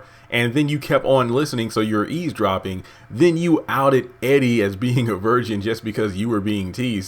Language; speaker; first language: English; native; English